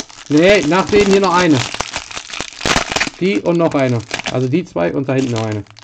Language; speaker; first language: German; native; German